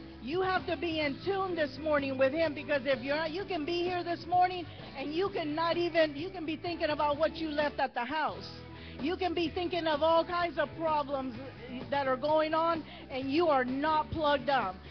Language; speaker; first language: English; native; English